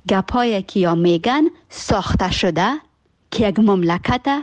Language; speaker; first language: Persian; early bilingual, heritage; Persian